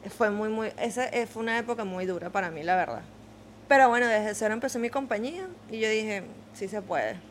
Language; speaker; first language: Spanish; native; Spanish